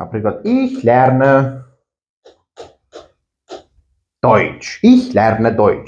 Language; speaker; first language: German; non-native, fluent; Ukrainian